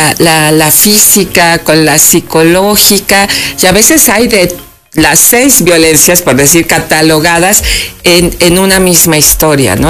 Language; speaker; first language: Spanish; native; Spanish